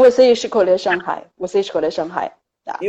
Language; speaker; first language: Portuguese; non-native, fluent; Chinese